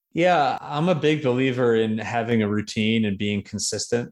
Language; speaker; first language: English; native; English